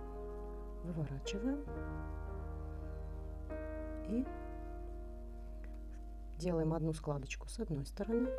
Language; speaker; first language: Russian; native; Russian